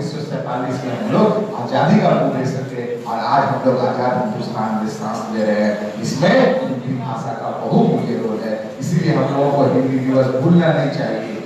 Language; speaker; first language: Hindi; native; Hindi